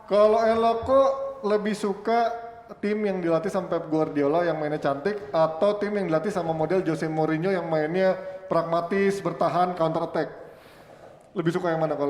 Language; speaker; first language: Indonesian; native; Indonesian